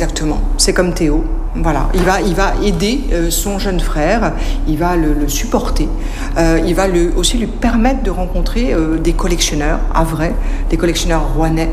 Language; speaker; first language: French; native; French